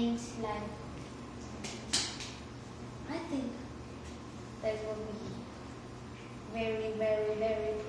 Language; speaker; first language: English; non-native, learner; Vietnamese